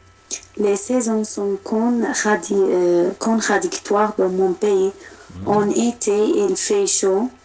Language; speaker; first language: French; non-native, learner; Arabic